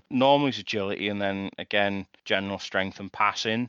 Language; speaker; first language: English; native; English